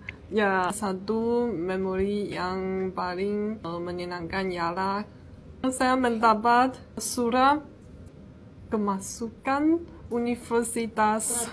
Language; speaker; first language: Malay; non-native, fluent; Chinese